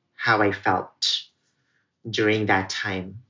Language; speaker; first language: English; non-native, local second language; Cebuano